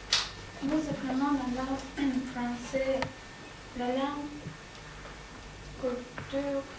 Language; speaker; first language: French; non-native, learner; Yakut